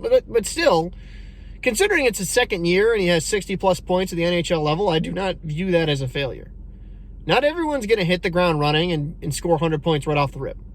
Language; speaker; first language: English; native; English